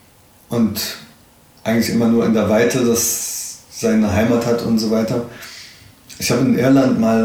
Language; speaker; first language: German; early bilingual, other home language; Arabic